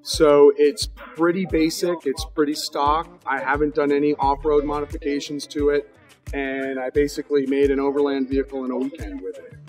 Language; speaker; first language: English; native; English